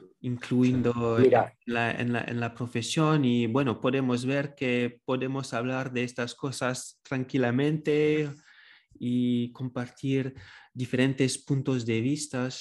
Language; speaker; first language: Spanish; non-native, fluent; French